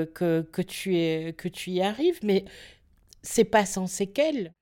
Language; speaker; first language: French; native; French